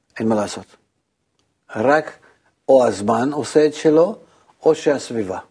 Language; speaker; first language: Hebrew; non-native, fluent; Russian